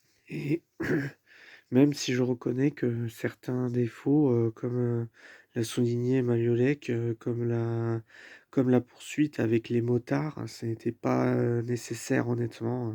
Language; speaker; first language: French; native; French